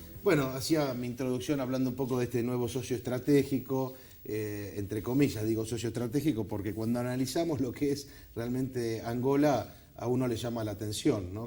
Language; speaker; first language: Spanish; native; Spanish